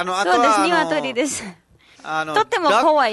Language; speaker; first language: Japanese; non-native, learner; Nepali